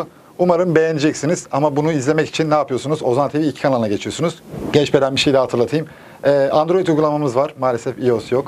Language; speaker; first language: Turkish; native; Turkish